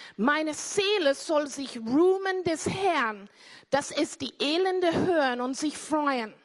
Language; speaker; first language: German; non-native, fluent; English